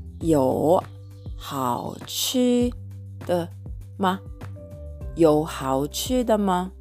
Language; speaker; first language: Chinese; non-native, learner; Japanese